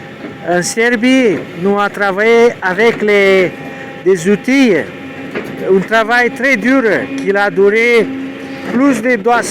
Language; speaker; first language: French; non-native, learner; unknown